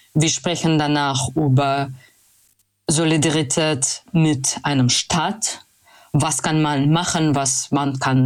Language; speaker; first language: German; non-native, fluent; Russian